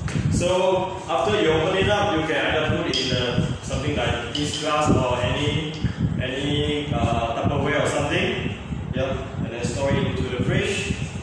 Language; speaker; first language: English; non-native, local second language; Chinese